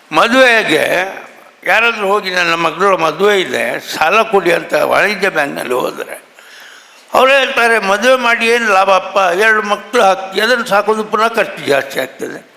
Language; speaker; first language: Kannada; non-native, local second language; Tulu